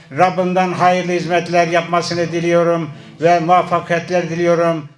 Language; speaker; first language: Turkish; native; Turkish